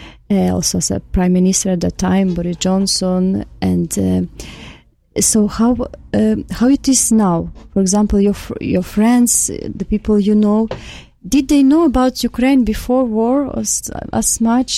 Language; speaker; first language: English; non-native, fluent; Ukrainian